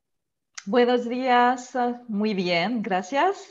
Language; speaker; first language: Spanish; non-native, learner; French